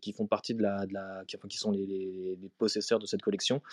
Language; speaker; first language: French; native; French